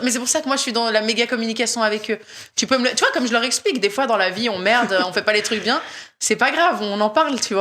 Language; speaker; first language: French; native; French